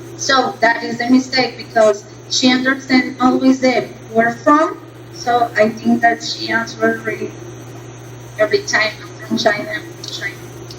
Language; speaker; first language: English; non-native, learner; Spanish